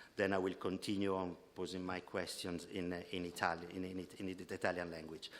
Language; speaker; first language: English; non-native, fluent; Italian